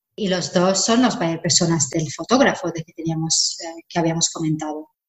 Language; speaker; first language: Spanish; non-native, fluent; English